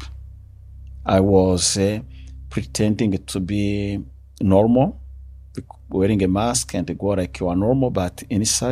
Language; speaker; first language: English; non-native, local second language; Kinyarwanda